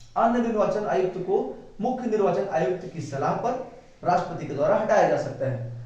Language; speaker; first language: Hindi; native; Hindi